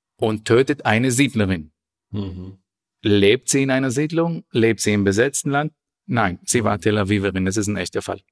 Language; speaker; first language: German; non-native, fluent; Hebrew